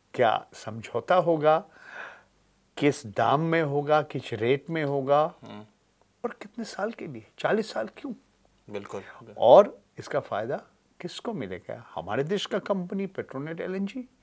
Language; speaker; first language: Hindi; native; Hindi